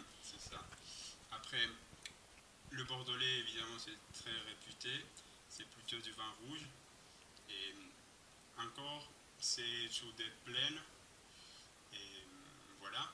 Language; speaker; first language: French; non-native, fluent; Spanish